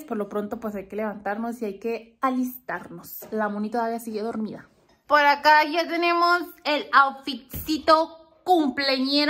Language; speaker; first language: Spanish; native; Spanish